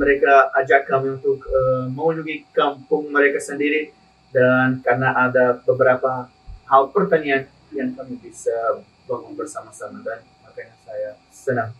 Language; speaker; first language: Indonesian; non-native, learner; Spanish